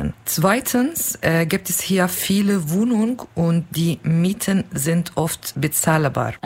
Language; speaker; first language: German; non-native, learner; Kurdish